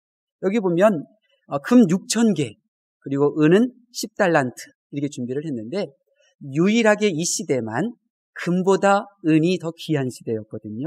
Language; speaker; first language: Korean; native; Korean